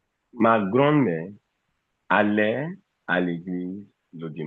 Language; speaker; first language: French; non-native, fluent; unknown